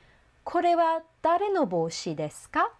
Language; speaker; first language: Japanese; non-native, fluent; English